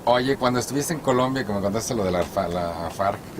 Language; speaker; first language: Spanish; native; Spanish